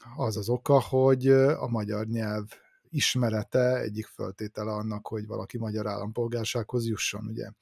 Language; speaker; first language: Hungarian; native; Hungarian